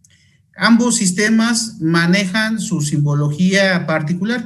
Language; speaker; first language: Spanish; native; Spanish